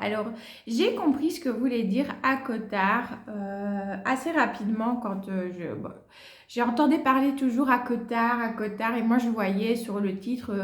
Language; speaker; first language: French; native; French